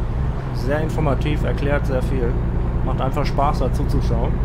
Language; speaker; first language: German; native; German